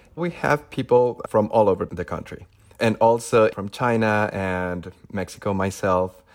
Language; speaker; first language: English; non-native, fluent; Spanish